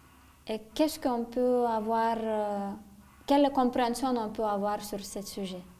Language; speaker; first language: French; non-native, fluent; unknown